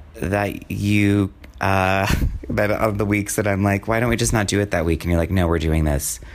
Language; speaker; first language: English; native; English